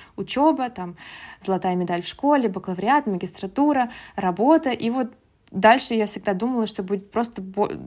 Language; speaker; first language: Russian; native; Russian